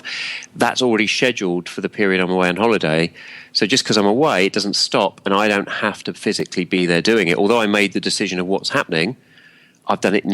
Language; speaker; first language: English; native; English